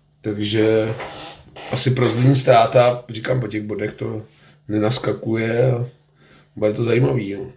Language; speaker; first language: Czech; native; Czech